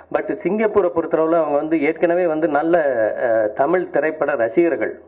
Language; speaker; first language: Tamil; native; Tamil